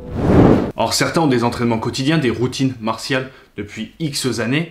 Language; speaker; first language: French; native; French